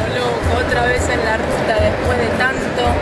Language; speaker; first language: Spanish; native; Spanish